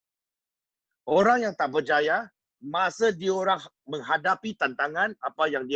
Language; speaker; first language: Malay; non-native, local second language; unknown